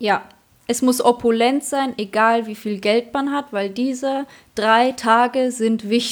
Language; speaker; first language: German; early bilingual, other home language; Polish